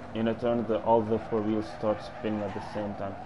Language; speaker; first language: English; non-native, fluent; Italian